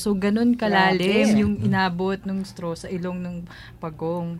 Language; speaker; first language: Filipino; native; Filipino